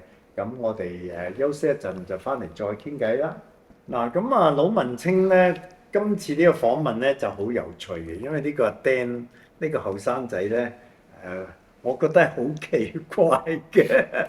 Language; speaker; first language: Cantonese; native; Cantonese